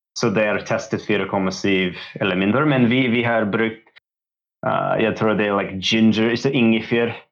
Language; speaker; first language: Norwegian; non-native, learner; English